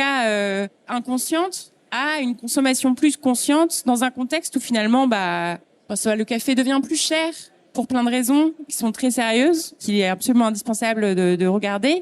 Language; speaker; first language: French; native; French